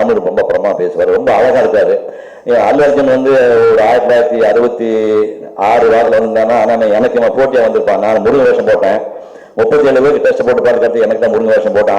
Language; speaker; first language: Tamil; native; Tamil